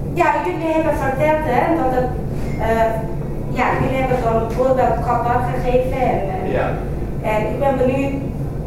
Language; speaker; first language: Dutch; non-native, fluent; Kurdish